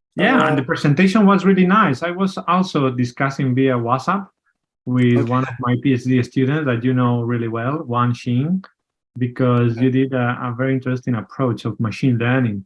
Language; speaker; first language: English; non-native, fluent; Spanish